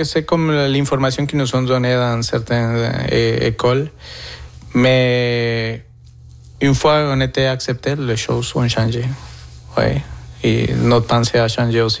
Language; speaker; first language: French; non-native, fluent; Spanish